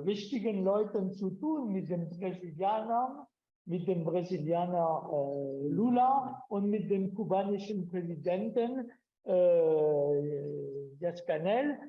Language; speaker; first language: German; non-native, fluent; French